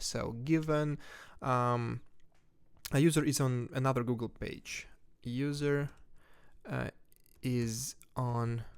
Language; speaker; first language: English; non-native, fluent; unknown